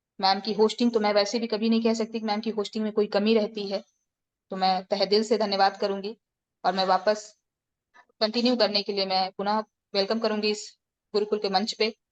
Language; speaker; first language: Hindi; native; Hindi